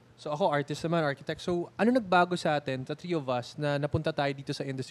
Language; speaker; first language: Filipino; native; Filipino